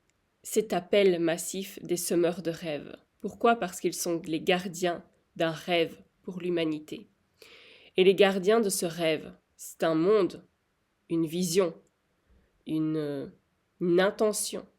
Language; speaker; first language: French; native; French